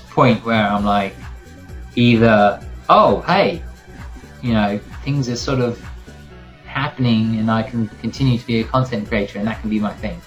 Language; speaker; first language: English; native; English